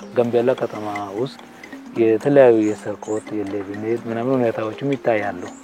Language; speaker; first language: Amharic; non-native, local second language; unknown